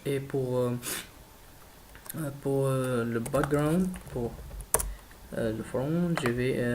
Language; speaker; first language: French; non-native, learner; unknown